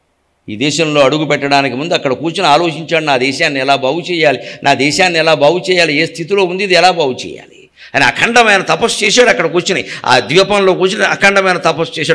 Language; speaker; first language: Telugu; native; Telugu